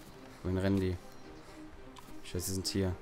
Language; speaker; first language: German; native; German